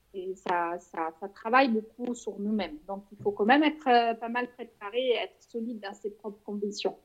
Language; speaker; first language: French; native; French